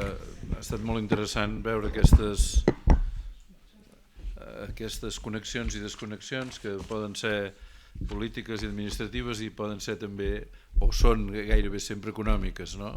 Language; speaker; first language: Catalan; native; Catalan